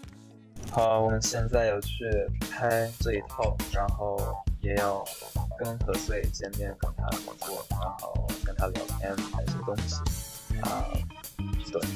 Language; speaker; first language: Chinese; non-native, fluent; English